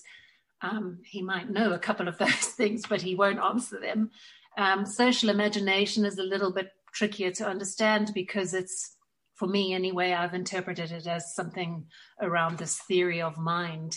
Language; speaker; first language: English; native; English